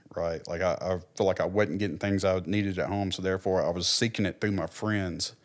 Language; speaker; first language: English; native; English